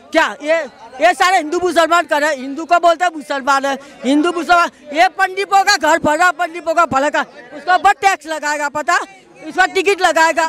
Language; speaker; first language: Hindi; non-native, local second language; Gujarati